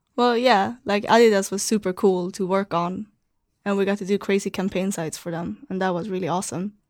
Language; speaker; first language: English; non-native, fluent; Swedish